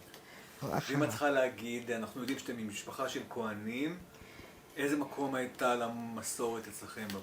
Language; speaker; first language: Hebrew; native; Hebrew